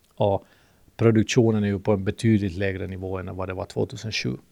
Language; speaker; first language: Swedish; native; Swedish